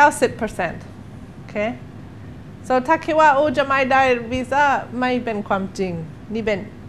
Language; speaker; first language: Thai; non-native, learner; English